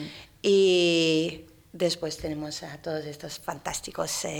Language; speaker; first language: Spanish; non-native, fluent; English